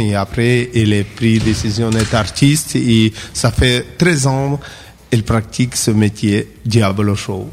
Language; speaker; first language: French; non-native, fluent; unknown